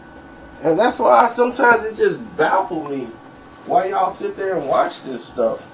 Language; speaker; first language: English; native; English